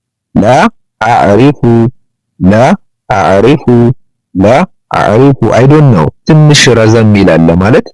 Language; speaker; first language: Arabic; non-native, learner; Amharic